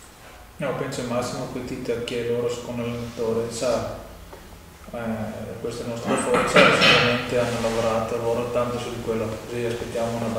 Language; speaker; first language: Italian; non-native, fluent; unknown